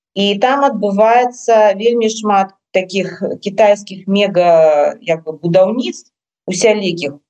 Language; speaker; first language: Belarusian; non-native, local second language; Russian